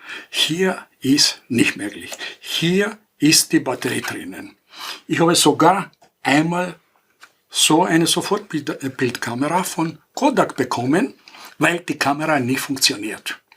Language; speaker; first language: German; non-native, fluent; Greek